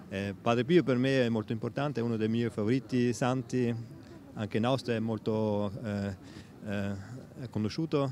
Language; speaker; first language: Italian; non-native, fluent; German